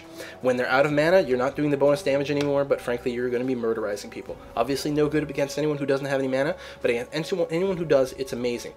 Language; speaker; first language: English; native; English